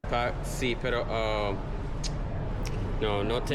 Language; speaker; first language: Spanish; non-native, learner; English